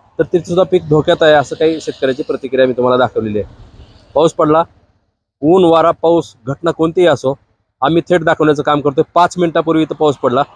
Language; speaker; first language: Marathi; native; Marathi